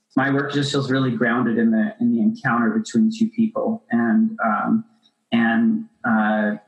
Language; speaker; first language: English; native; English